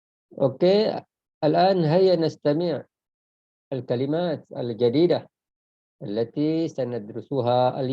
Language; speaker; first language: Arabic; non-native, fluent; Malay